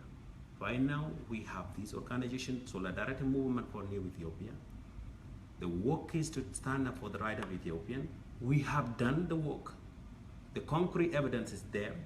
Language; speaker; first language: English; non-native, fluent; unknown